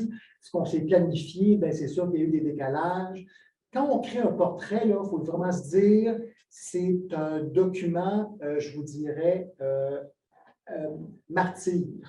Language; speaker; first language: French; native; French